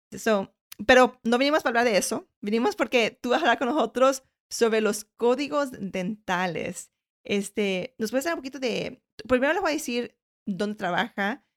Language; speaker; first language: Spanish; early bilingual, heritage; Spanish